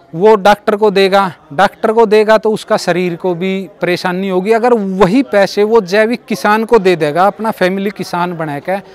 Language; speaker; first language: Hindi; native; Hindi